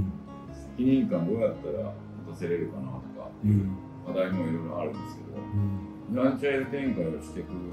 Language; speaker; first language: Japanese; native; Japanese